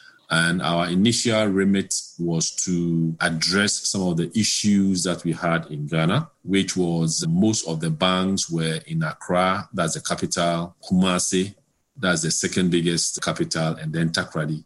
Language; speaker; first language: English; non-native, local second language; Akan